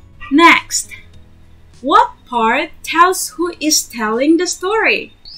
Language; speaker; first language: English; non-native, fluent; Indonesian